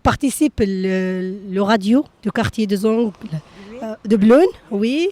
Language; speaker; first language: French; non-native, learner; Arabic